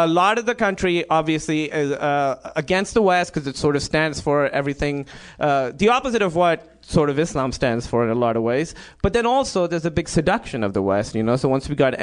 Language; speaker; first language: English; non-native, local second language; Urdu